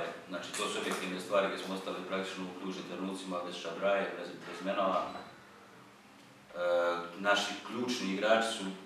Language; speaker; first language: Croatian; native; Croatian